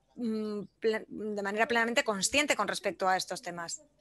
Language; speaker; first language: Spanish; non-native, fluent; Polish